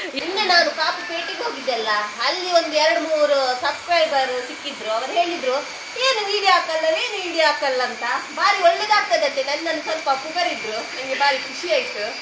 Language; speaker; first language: Kannada; non-native, local second language; Tulu